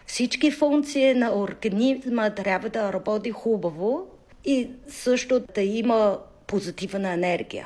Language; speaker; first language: Bulgarian; non-native, learner; Chinese